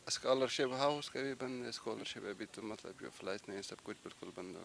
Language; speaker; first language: Hindi; non-native, fluent; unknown